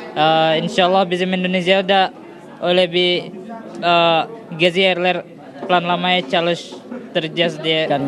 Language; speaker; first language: Turkish; non-native, fluent; Indonesian